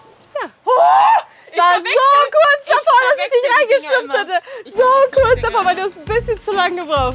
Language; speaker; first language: German; early bilingual, other home language; Turkish